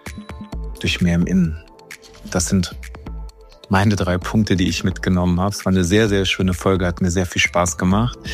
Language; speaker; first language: German; native; German